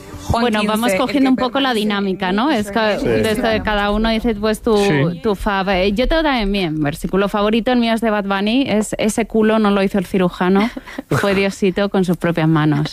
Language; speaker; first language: Spanish; native; Spanish